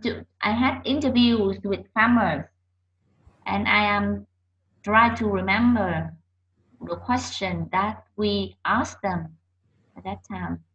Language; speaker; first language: English; non-native, learner; Vietnamese